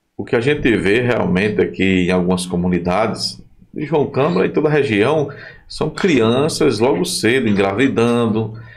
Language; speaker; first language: Portuguese; native; Portuguese